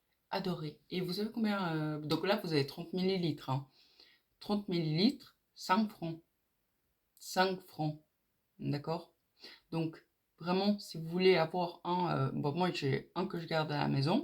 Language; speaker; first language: French; native; French